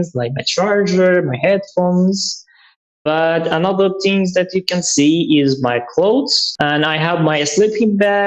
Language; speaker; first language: English; non-native, learner; Persian